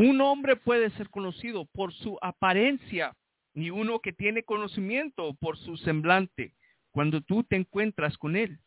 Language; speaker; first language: Spanish; early bilingual, heritage; Spanish